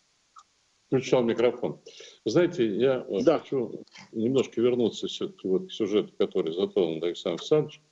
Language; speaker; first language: Russian; native; Russian